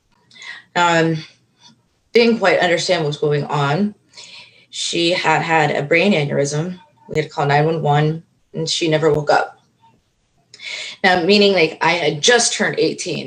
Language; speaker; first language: English; native; English